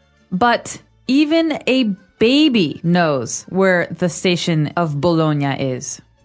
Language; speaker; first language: English; native; English